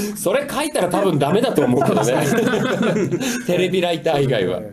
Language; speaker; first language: Japanese; native; Japanese